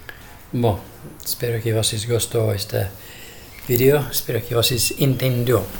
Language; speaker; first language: Portuguese; non-native, fluent; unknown